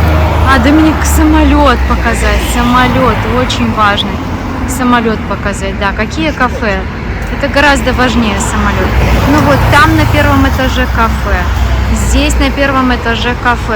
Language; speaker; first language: Russian; native; Russian